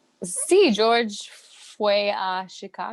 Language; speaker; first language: Spanish; non-native, learner; English